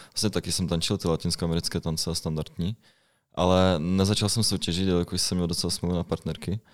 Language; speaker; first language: Czech; native; Czech